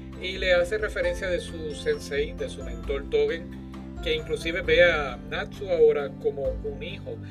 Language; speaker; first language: Spanish; native; Spanish